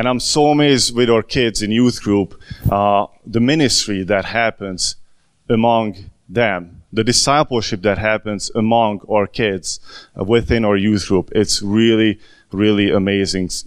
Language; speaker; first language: English; non-native, fluent; Hungarian